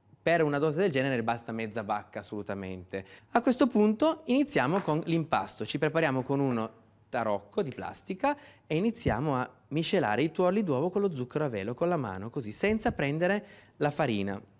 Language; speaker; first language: Italian; native; Italian